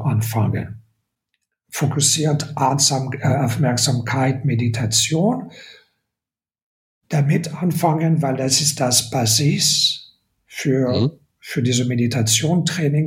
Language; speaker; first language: German; non-native, fluent; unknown